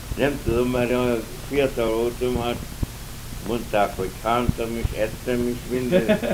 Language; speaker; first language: Hungarian; native; Hungarian